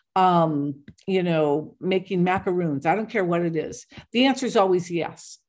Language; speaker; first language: English; native; English